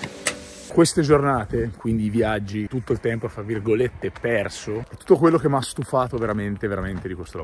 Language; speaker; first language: Italian; native; Italian